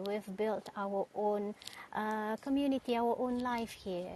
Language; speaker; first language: English; non-native, local second language; Malay